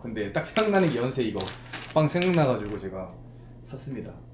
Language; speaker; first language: Korean; native; Korean